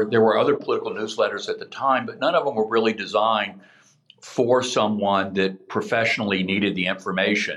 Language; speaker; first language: English; native; English